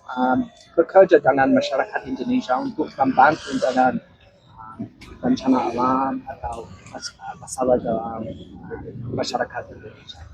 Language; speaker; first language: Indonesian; non-native, fluent; English